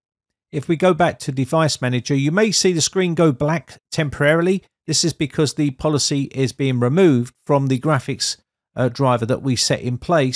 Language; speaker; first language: English; native; English